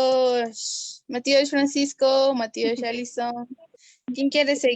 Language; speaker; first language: Spanish; non-native, local second language; Kaqchikel